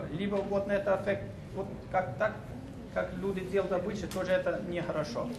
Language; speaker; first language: Russian; non-native, learner; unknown